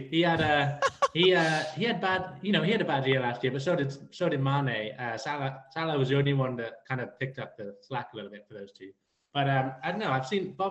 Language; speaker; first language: English; native; English